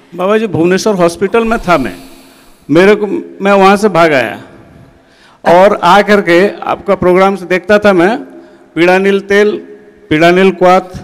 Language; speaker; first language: Hindi; non-native, local second language; Odia